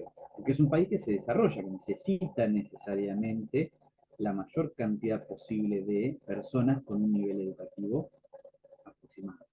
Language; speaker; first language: Spanish; native; Spanish